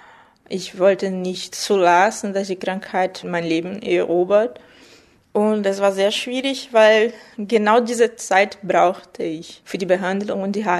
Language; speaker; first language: German; non-native, fluent; Portuguese